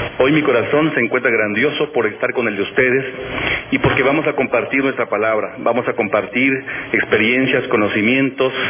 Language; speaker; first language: Spanish; non-native, local second language; Tzeltal